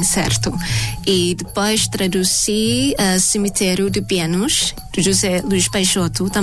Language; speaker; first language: Portuguese; non-native, fluent; Thai